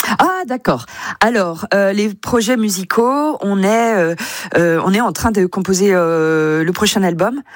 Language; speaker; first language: French; non-native, local second language; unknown